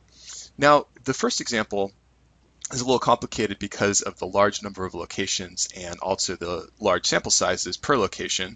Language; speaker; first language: English; native; English